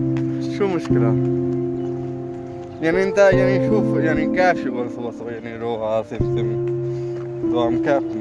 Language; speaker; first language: Arabic; non-native, learner; Urdu